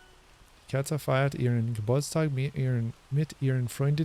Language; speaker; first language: German; non-native, learner; English